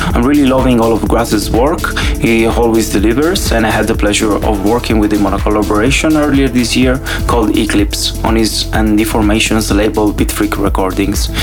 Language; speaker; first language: English; non-native, fluent; Italian